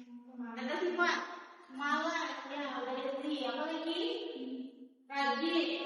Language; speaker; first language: Indonesian; native; Indonesian